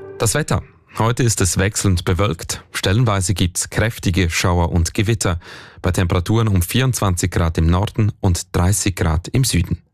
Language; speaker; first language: German; native; German